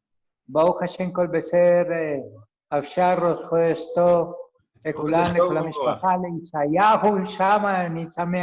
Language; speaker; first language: Hebrew; non-native, learner; Spanish